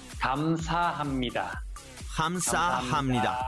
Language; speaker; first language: Korean; non-native, learner; Spanish